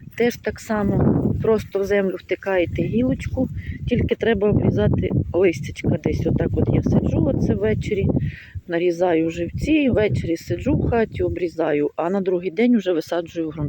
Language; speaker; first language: Ukrainian; native; Ukrainian